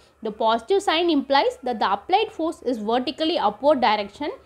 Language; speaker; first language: English; non-native, local second language; Tamil